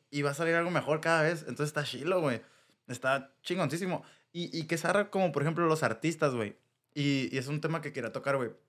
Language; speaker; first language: Spanish; native; Spanish